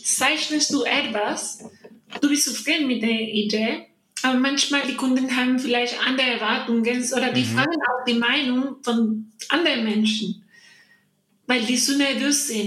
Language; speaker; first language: German; non-native, learner; Spanish